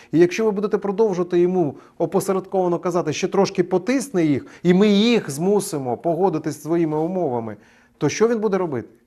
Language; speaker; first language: Ukrainian; native; Ukrainian